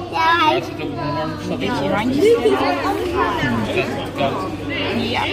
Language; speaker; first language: Dutch; non-native, learner; Indonesian